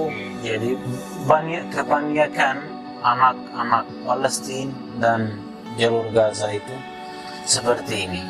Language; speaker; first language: Indonesian; non-native, fluent; Arabic